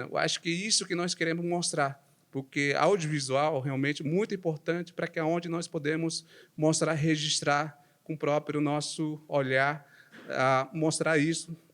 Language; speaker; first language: Portuguese; non-native, local second language; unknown